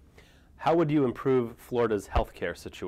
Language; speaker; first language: English; native; English